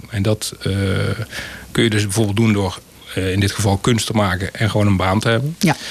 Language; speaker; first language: Dutch; native; Dutch